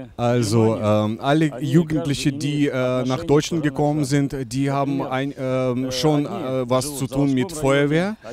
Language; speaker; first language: German; non-native, learner; Russian